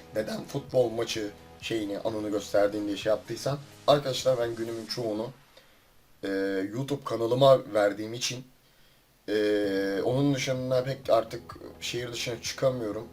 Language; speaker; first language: Turkish; native; Turkish